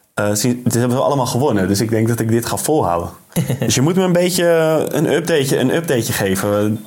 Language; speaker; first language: Dutch; native; Dutch